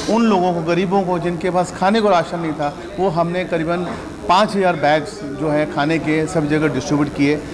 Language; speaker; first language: Hindi; non-native, local second language; Punjabi